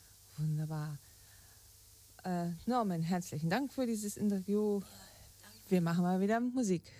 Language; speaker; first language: German; native; German